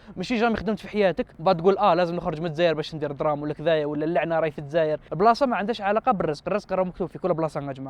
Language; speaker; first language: Arabic; native; Arabic